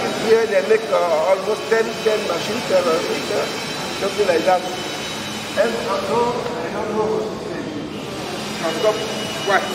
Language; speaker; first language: English; non-native, learner; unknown